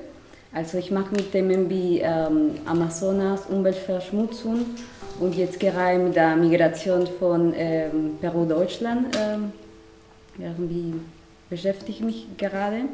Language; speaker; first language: German; non-native, fluent; Spanish